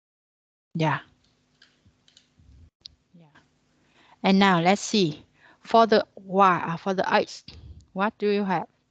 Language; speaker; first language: English; non-native, learner; Vietnamese